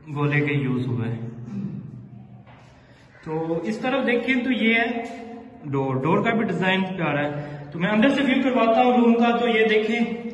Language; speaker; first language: Urdu; non-native, local second language; Punjabi